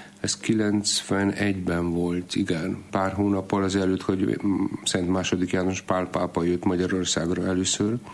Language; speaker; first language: Hungarian; non-native, fluent; Polish